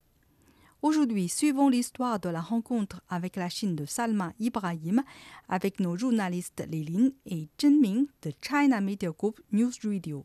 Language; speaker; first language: French; non-native, fluent; Chinese